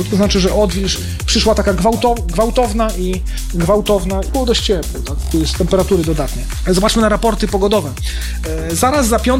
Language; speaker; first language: Polish; native; Polish